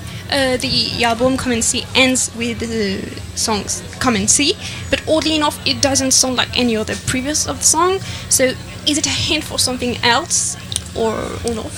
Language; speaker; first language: English; non-native, fluent; French